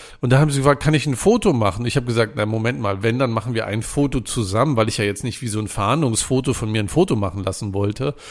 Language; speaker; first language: German; native; German